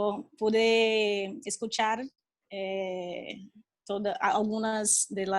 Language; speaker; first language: Spanish; non-native, fluent; Portuguese